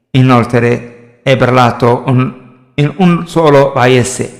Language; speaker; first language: Italian; non-native, fluent; Somali